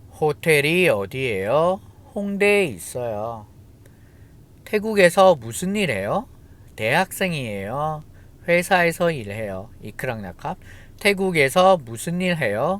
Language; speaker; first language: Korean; non-native, fluent; Thai